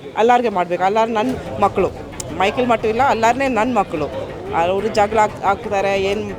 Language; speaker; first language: Kannada; non-native, fluent; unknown